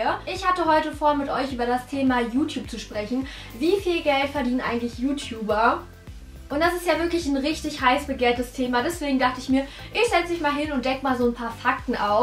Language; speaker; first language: German; native; German